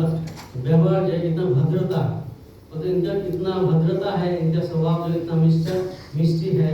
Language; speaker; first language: Hindi; non-native, local second language; Bangla